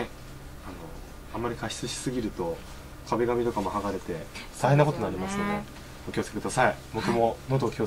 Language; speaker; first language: Japanese; native; Japanese